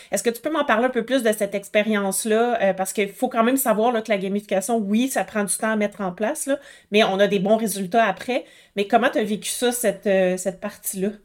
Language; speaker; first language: French; native; French